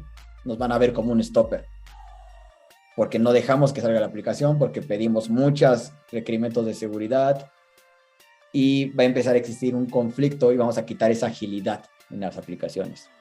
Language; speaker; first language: Spanish; native; Spanish